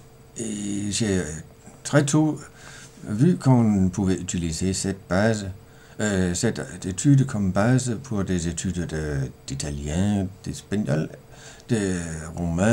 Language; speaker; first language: French; non-native, fluent; Danish